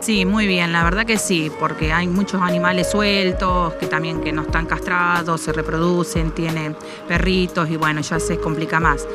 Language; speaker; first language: Spanish; native; Spanish